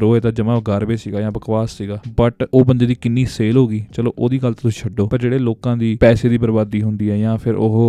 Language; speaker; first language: Punjabi; native; Punjabi